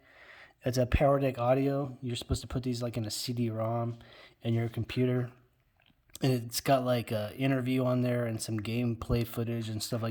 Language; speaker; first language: English; native; English